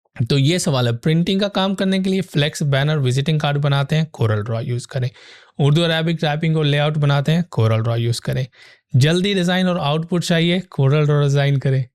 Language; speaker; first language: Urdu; native; Urdu